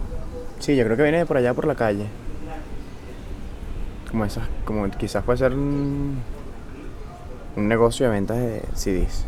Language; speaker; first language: Spanish; native; Spanish